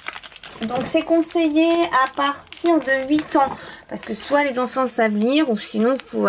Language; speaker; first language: French; native; French